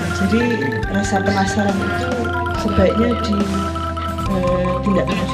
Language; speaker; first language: Indonesian; native; Indonesian